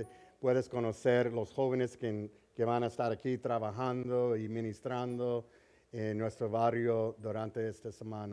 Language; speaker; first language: Spanish; early bilingual, heritage; English